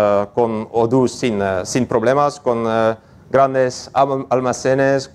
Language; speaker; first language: Spanish; non-native, learner; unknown